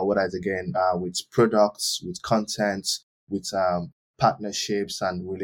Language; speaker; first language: English; non-native, local second language; Yoruba